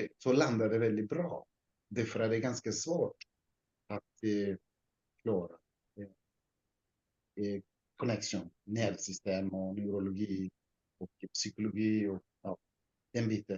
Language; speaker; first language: Swedish; non-native, learner; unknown